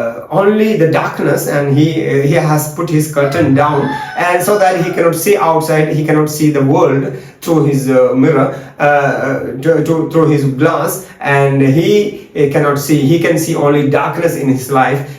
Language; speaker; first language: English; non-native, local second language; Malayalam